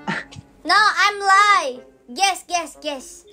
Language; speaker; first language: English; non-native, learner; Indonesian